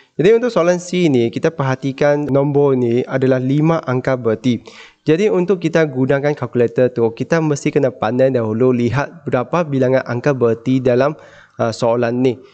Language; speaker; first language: Malay; non-native, local second language; Chinese